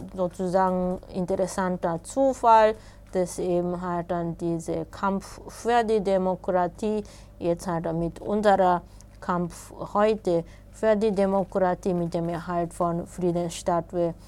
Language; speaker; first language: German; non-native, fluent; Japanese